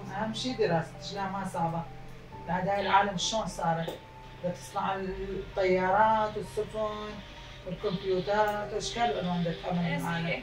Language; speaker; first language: Arabic; native; Arabic